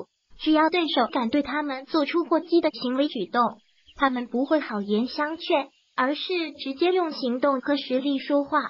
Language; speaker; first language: Chinese; native; Chinese